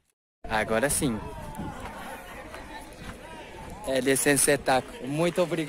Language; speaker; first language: Portuguese; non-native, learner; Japanese